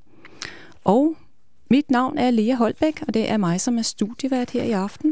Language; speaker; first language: Danish; native; Danish